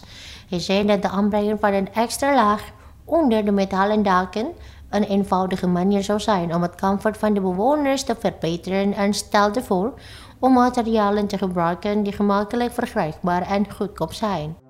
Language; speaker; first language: Dutch; non-native, fluent; Indonesian